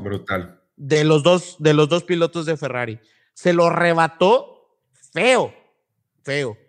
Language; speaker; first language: Spanish; native; Spanish